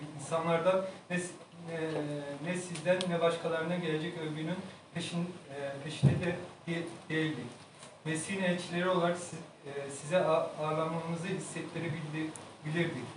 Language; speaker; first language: Turkish; native; Turkish